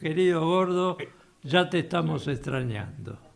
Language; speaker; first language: Spanish; native; Spanish